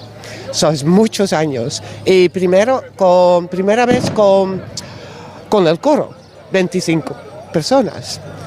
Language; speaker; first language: Spanish; non-native, learner; Dutch